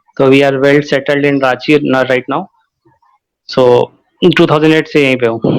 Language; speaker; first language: Hindi; native; Hindi